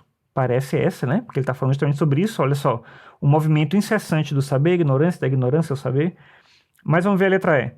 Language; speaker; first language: Portuguese; native; Portuguese